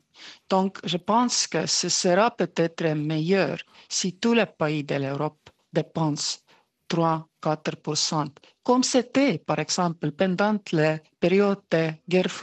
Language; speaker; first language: French; non-native, fluent; Estonian